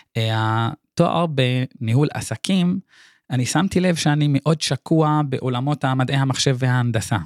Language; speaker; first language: Hebrew; non-native, local second language; Arabic